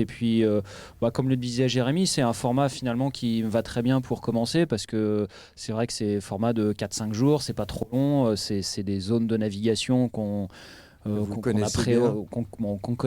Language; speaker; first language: French; native; French